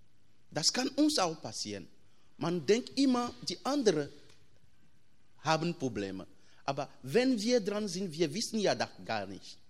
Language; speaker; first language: German; non-native, fluent; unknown